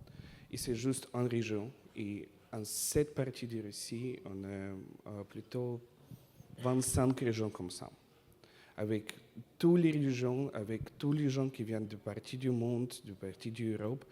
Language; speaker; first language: French; non-native, fluent; Russian